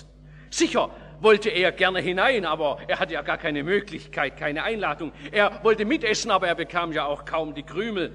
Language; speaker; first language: German; native; German